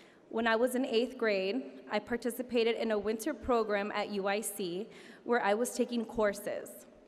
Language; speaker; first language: English; early bilingual, other home language; Spanish